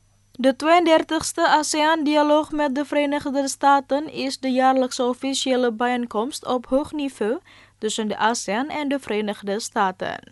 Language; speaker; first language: Dutch; non-native, fluent; Indonesian